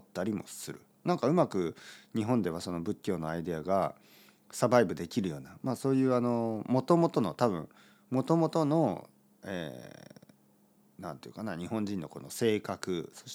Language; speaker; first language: Japanese; native; Japanese